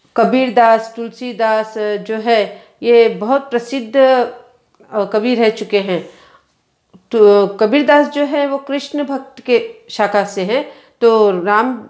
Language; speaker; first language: Hindi; non-native, local second language; Kannada